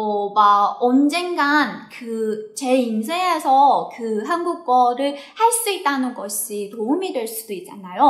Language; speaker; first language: Korean; non-native, fluent; Chinese